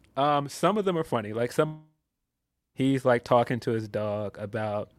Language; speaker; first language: English; native; English